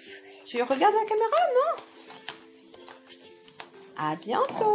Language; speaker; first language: French; native; French